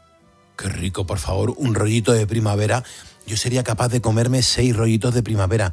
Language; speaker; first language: Spanish; native; Spanish